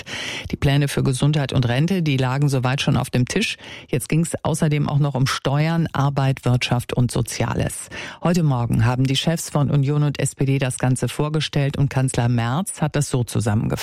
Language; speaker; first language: German; native; German